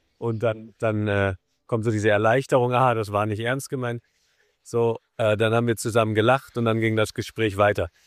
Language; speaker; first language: German; native; German